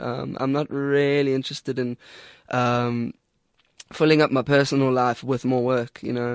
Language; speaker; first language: English; native; English